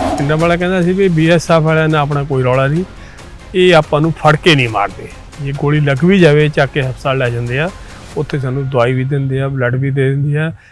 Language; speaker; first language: Punjabi; native; Punjabi